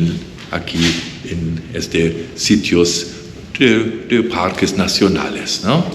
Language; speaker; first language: Spanish; non-native, fluent; German